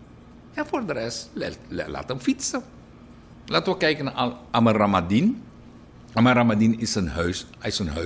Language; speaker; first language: Dutch; native; Dutch